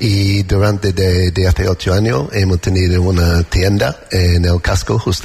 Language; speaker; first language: Spanish; non-native, learner; English